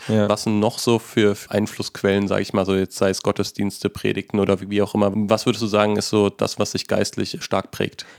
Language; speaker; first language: German; native; German